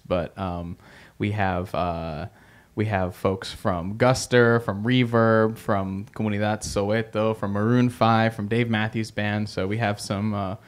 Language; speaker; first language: English; early bilingual, other home language; Spanish